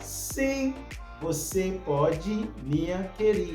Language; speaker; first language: Portuguese; non-native, fluent; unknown